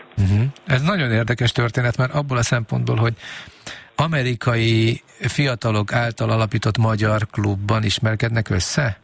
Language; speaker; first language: Hungarian; native; Hungarian